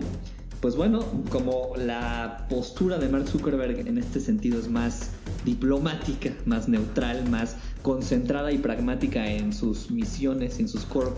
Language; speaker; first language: Spanish; native; Spanish